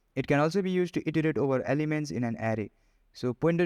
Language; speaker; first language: English; non-native, local second language; Nepali